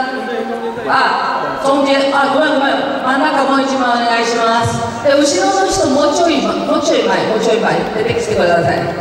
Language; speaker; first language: Japanese; non-native, learner; Chinese